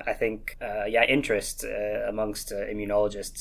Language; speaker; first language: English; native; English